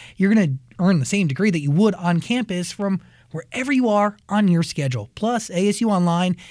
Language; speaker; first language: English; native; English